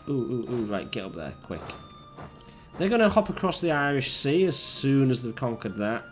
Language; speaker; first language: English; native; English